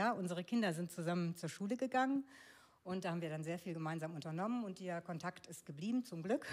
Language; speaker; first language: German; native; German